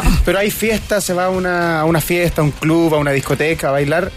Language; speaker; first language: Spanish; native; Spanish